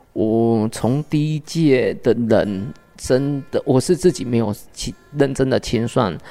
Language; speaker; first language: Chinese; native; Chinese